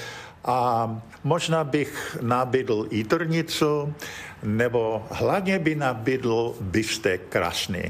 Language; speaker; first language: Czech; early bilingual, heritage; Czech